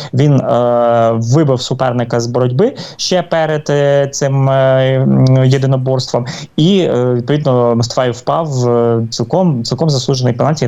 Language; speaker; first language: Ukrainian; native; Ukrainian